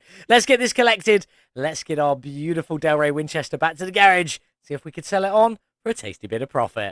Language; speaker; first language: English; native; English